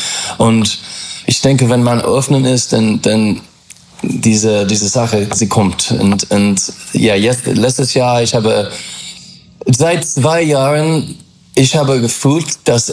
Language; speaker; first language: German; non-native, learner; English